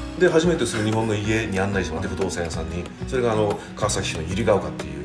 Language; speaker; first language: Japanese; early bilingual, heritage; Japanese